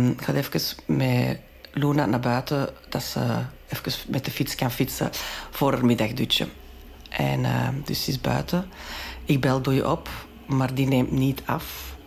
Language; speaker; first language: Dutch; non-native, local second language; French